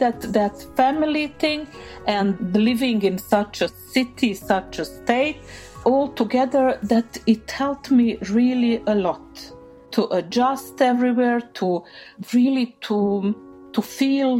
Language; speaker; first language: English; non-native, fluent; Bosnian